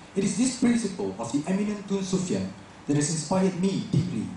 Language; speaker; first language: English; non-native, local second language; Malay